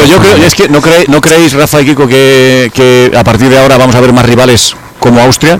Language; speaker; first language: Spanish; native; Spanish